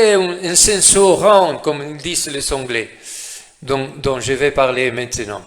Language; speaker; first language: French; non-native, fluent; Spanish